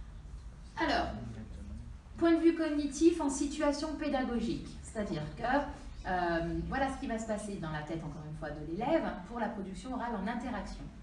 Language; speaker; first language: French; native; French